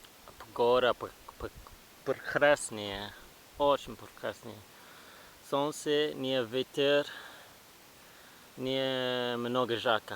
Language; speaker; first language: Russian; non-native, learner; English